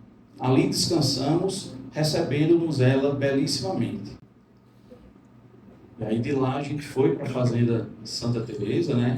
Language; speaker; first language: Portuguese; native; Portuguese